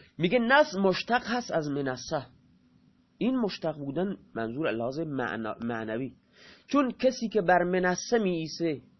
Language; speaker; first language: Persian; non-native, local second language; Baluchi